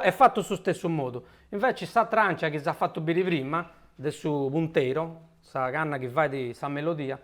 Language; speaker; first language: Italian; native; Italian